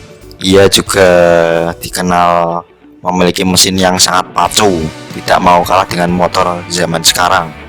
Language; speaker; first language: Indonesian; native; Indonesian